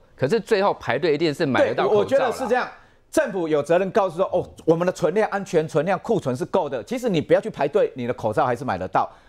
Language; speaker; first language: Chinese; native; Chinese